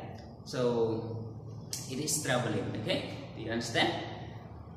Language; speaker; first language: English; non-native, learner; Khmer